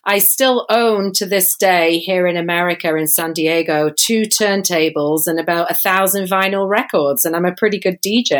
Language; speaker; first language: English; native; English